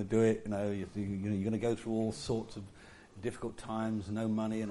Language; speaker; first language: English; native; English